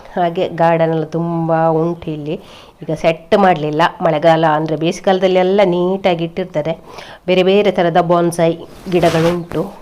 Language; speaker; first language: Kannada; native; Kannada